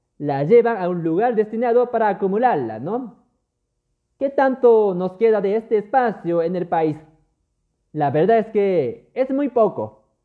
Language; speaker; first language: Spanish; non-native, fluent; Japanese